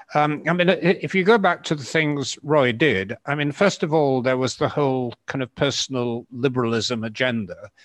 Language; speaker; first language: English; native; English